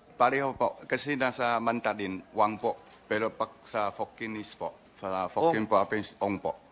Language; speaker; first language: Filipino; non-native, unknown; Min Nan Chinese